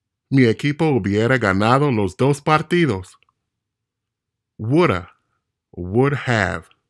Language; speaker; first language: Spanish; non-native, fluent; English